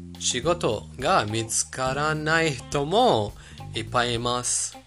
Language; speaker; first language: Japanese; non-native, fluent; Persian